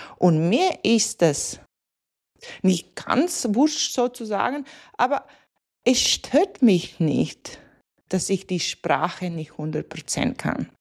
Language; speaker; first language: German; non-native, fluent; Latvian